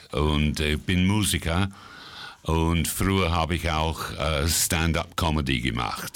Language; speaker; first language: German; non-native, fluent; English